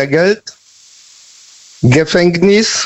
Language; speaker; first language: German; non-native, learner; Polish